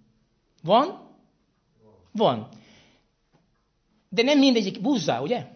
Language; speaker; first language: Hungarian; non-native, fluent; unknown